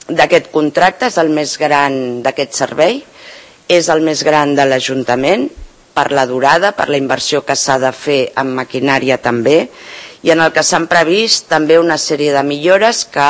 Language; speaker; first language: Catalan; native; Catalan